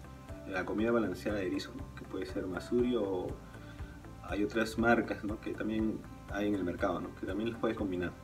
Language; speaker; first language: Spanish; native; Spanish